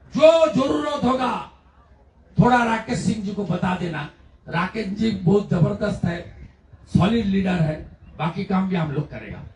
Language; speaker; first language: Hindi; non-native, local second language; Bangla